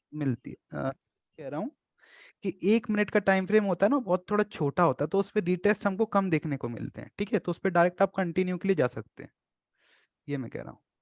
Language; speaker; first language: Hindi; native; Hindi